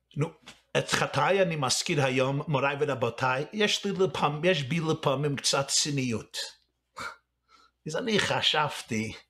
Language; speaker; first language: Hebrew; early bilingual, heritage; Hebrew